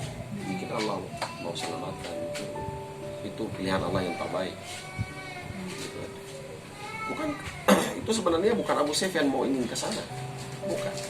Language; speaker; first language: Indonesian; non-native, fluent; Arabic